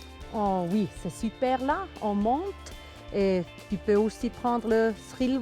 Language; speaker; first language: French; non-native, local second language; German